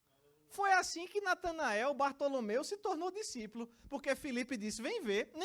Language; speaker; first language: Portuguese; native; Portuguese